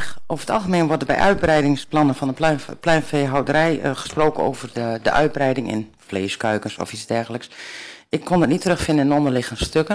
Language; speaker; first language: Dutch; native; Dutch